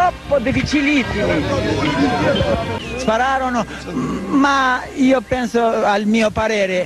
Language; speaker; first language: Italian; non-native, learner; Albanian